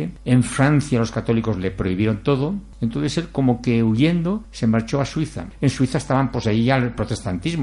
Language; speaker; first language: Spanish; native; Spanish